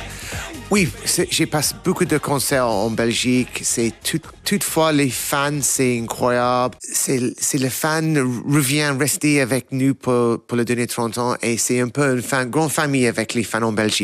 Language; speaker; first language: French; non-native, learner; English